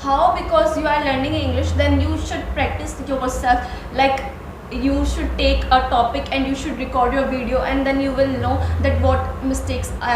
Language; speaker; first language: English; non-native, learner; Hindi